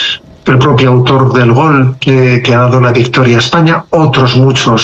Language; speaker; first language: Spanish; native; Spanish